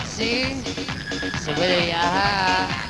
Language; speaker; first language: Spanish; non-native, learner; Italian